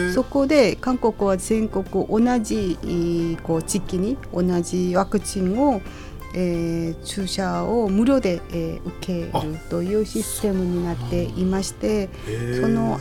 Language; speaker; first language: Japanese; non-native, fluent; Korean